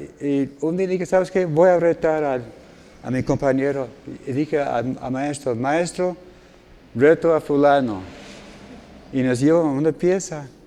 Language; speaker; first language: Spanish; non-native, fluent; English